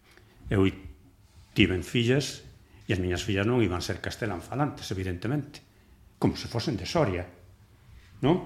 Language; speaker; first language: Galician; native; Galician